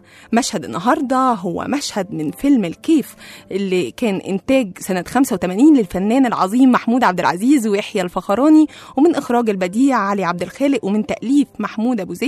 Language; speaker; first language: Arabic; native; Arabic